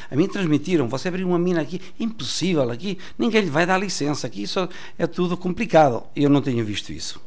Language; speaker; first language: Portuguese; native; Portuguese